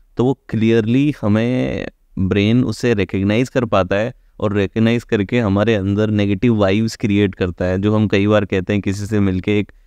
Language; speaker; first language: Hindi; native; Hindi